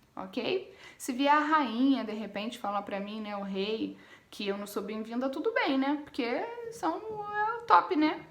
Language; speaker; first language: Portuguese; native; Portuguese